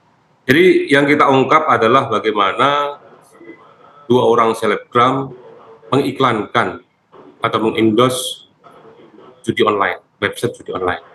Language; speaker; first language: Indonesian; native; Indonesian